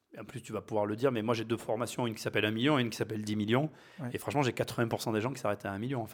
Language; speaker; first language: French; native; French